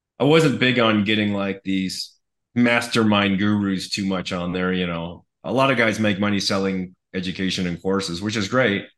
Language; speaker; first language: English; native; English